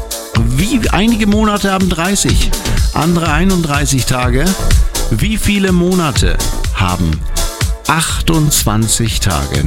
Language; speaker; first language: German; native; German